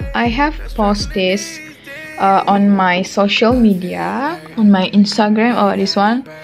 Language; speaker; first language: English; non-native, local second language; Malay